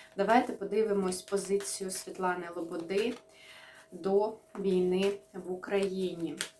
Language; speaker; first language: Ukrainian; non-native, local second language; Russian